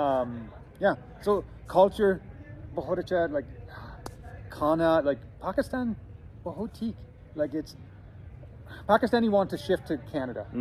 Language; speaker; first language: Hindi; non-native, learner; English